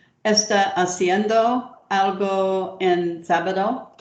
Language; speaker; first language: Spanish; non-native, learner; English